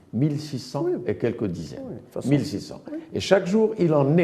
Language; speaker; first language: French; non-native, local second language; Arabic